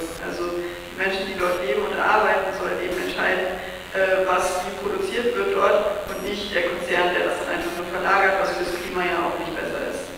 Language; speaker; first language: German; native; German